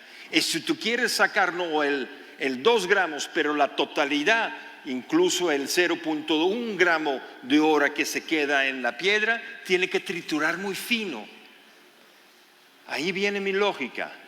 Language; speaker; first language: Spanish; non-native, fluent; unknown